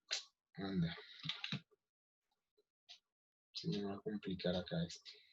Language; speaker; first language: Spanish; native; Spanish